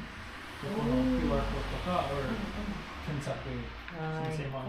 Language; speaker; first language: Japanese; non-native, learner; English